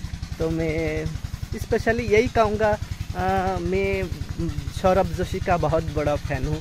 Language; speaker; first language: Hindi; non-native, fluent; Bangla